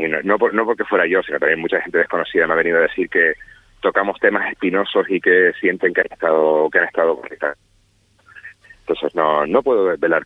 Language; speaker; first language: Spanish; native; Spanish